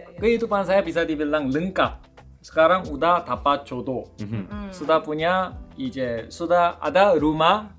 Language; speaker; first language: Indonesian; non-native, fluent; Korean